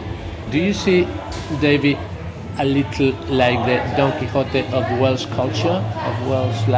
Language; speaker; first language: English; native; English